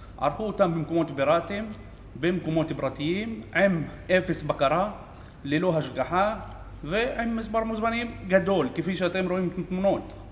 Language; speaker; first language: Hebrew; non-native, local second language; Arabic